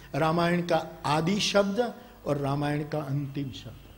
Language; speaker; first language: Hindi; non-native, local second language; Gujarati